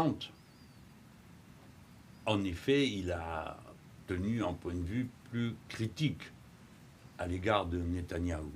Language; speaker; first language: French; native; French